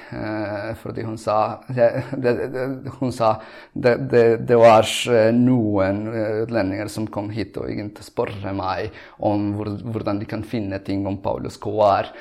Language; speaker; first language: Norwegian; non-native, fluent; Spanish